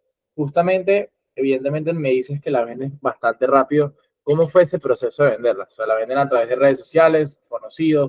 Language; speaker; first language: Spanish; native; Spanish